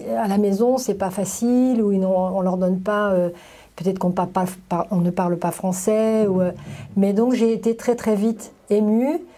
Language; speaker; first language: French; native; French